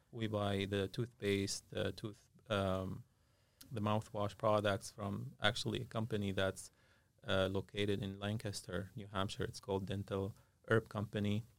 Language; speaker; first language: English; non-native, fluent; Arabic